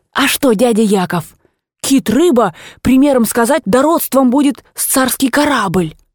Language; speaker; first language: Russian; native; Russian